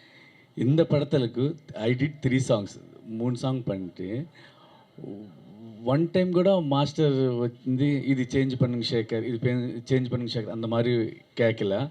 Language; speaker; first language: Tamil; non-native, learner; Telugu